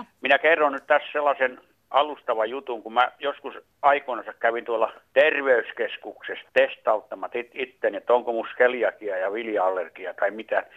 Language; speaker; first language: Finnish; native; Finnish